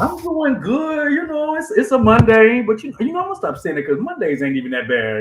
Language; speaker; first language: English; native; English